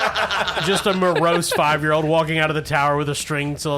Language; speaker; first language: English; native; English